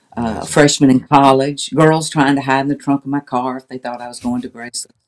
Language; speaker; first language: English; native; English